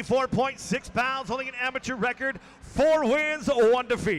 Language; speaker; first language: English; native; English